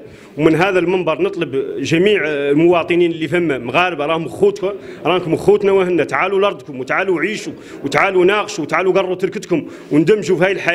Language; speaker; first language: Arabic; native; Arabic